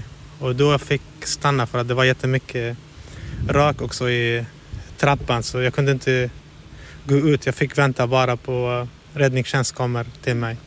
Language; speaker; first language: Swedish; non-native, fluent; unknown